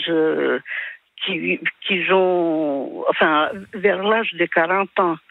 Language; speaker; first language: French; early bilingual, other home language; Greek